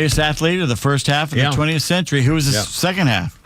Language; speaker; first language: English; native; English